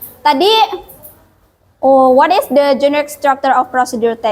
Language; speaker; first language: English; non-native, fluent; Indonesian